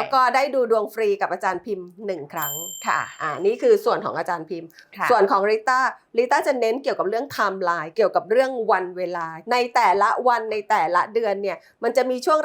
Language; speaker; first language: Thai; native; Thai